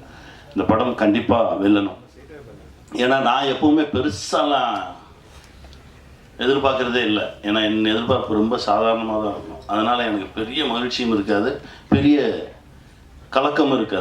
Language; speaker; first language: Tamil; native; Tamil